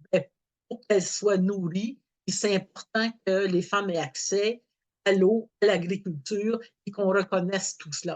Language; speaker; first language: French; native; French